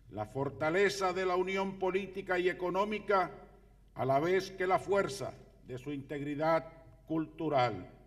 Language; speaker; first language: Spanish; native; Spanish